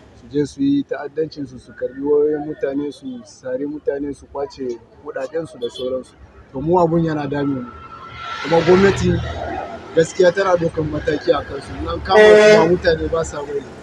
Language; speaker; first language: Hausa; native; Hausa